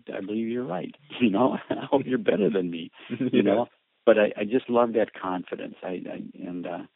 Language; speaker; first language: English; early bilingual, other home language; Spanish